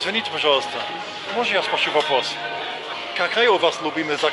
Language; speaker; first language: Russian; non-native, fluent; English